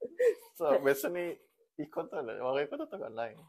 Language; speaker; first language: Japanese; non-native, fluent; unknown